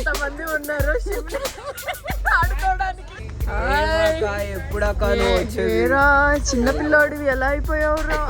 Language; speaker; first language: Telugu; native; Telugu